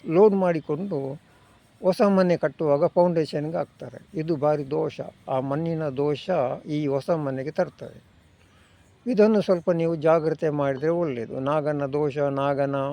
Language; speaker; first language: Kannada; non-native, local second language; Tulu